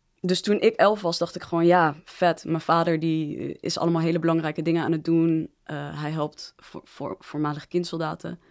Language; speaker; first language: Dutch; native; Dutch